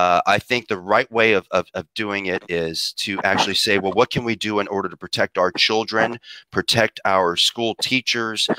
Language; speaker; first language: English; native; English